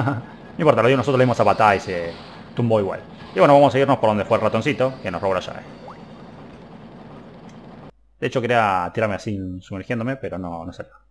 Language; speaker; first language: Spanish; native; Spanish